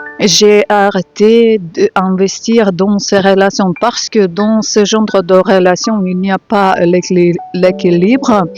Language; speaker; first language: French; non-native, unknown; Ukrainian